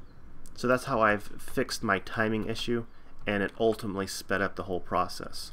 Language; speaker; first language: English; native; English